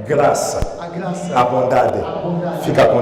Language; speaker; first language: Portuguese; non-native, learner; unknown